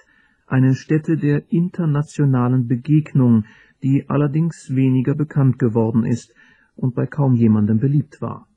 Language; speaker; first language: German; native; German